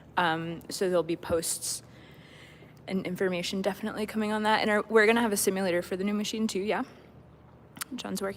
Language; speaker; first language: English; native; English